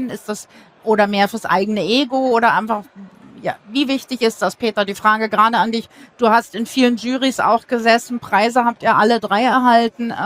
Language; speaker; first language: German; native; German